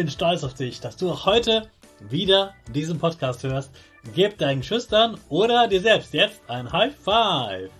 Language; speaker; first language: German; native; German